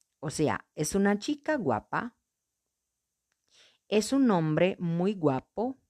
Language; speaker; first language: Spanish; non-native, fluent; Portuguese